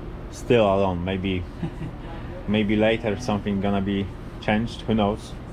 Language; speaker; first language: English; non-native, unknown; Polish